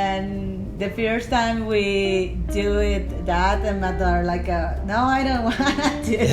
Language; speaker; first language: English; non-native, learner; Spanish